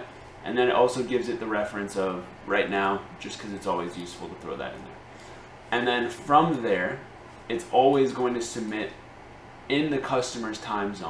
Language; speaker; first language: English; native; English